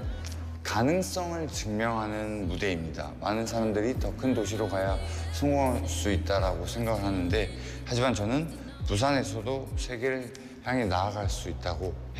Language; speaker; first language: Korean; native; Korean